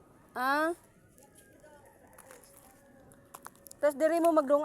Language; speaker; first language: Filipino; non-native, local second language; Cebuano